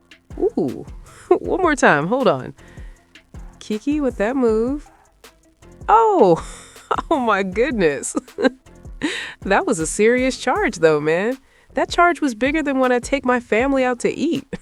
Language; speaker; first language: English; native; English